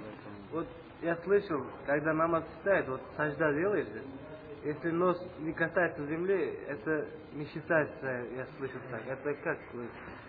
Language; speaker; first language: Russian; non-native, learner; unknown